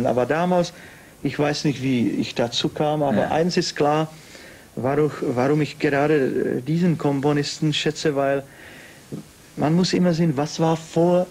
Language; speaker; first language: German; non-native, fluent; Czech